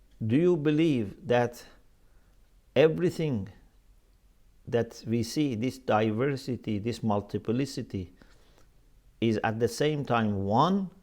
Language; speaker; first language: English; non-native, fluent; Persian